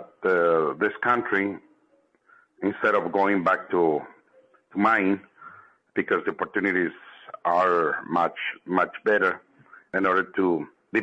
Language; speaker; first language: English; non-native, fluent; Spanish